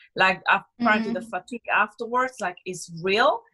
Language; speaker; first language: English; non-native, fluent; Slovak